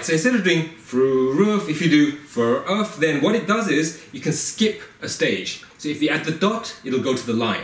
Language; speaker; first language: English; native; English